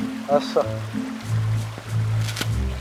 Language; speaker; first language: Korean; native; Korean